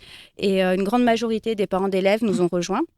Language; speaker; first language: French; native; French